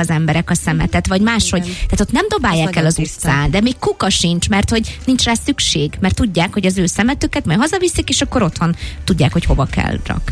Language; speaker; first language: Hungarian; native; Hungarian